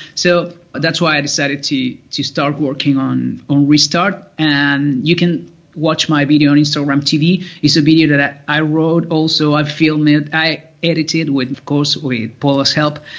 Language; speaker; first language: English; non-native, fluent; Spanish